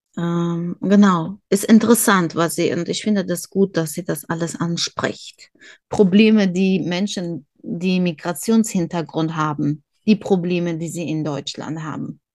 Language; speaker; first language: German; non-native, fluent; Russian